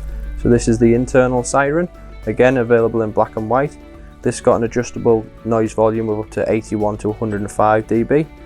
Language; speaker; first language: English; native; English